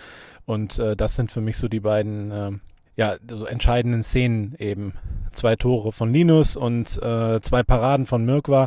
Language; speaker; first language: German; native; German